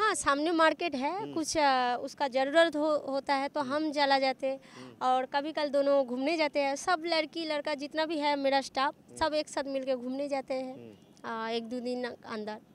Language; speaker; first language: Hindi; non-native, local second language; Bangla